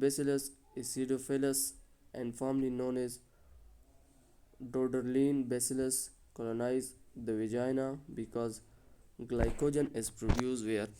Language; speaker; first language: English; non-native, local second language; Urdu